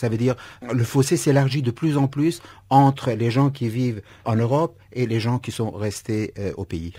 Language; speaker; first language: French; non-native, fluent; Kurdish